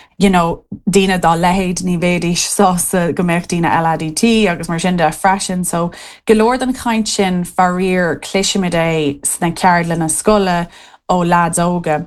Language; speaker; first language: Irish; non-native, local second language; English